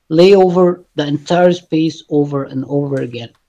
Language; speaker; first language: English; non-native, fluent; Arabic